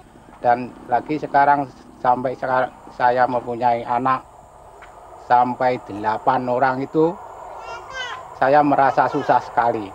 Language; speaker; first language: Indonesian; non-native, local second language; Javanese